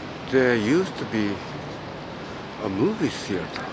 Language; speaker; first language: English; non-native, learner; Japanese